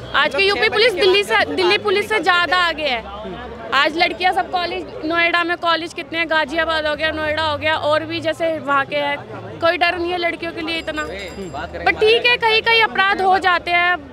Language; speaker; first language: Hindi; native; Hindi